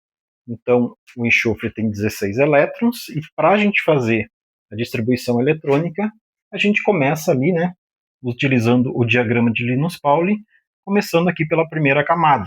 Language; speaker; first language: Portuguese; native; Portuguese